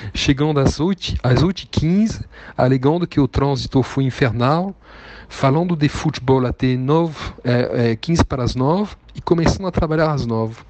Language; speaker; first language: Portuguese; non-native, fluent; French